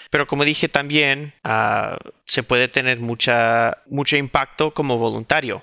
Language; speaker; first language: Spanish; non-native, local second language; Catalan